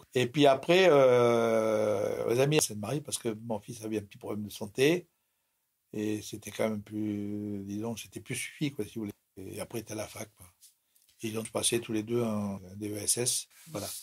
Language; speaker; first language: French; native; French